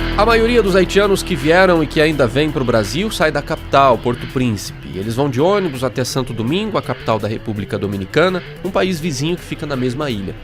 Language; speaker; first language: Portuguese; native; Portuguese